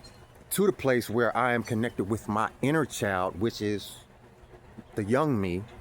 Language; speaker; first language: English; native; English